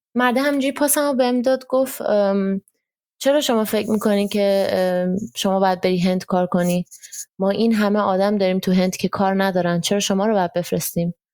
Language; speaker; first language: Persian; early bilingual, heritage; Persian